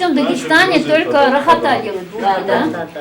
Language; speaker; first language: Russian; non-native, local second language; Chechen